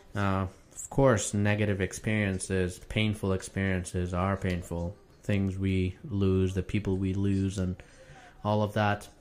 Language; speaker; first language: English; non-native, fluent; Arabic